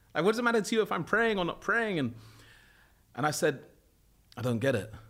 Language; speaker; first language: English; native; English